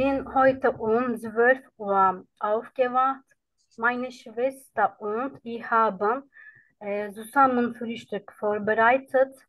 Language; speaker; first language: German; non-native, learner; Turkish